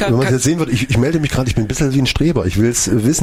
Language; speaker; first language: German; native; German